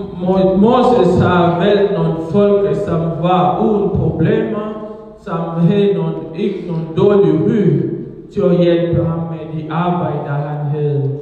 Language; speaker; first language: Danish; non-native, fluent; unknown